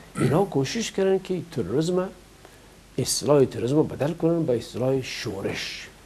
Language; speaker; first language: Persian; native; Persian